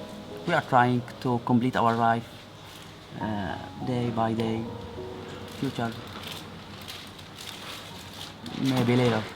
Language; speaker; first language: English; non-native, learner; Arabic